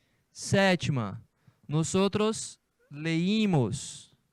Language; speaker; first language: Spanish; non-native, fluent; Portuguese